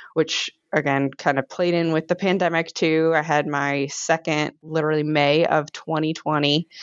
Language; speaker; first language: English; native; English